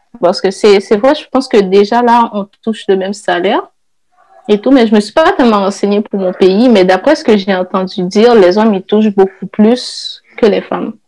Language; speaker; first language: French; non-native, local second language; Haitian Creole